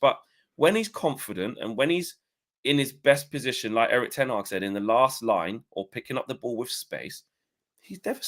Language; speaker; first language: English; native; English